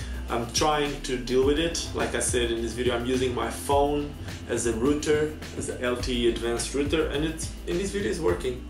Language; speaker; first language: English; non-native, fluent; Portuguese